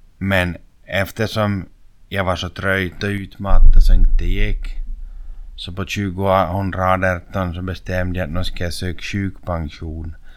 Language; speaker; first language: Swedish; native; Swedish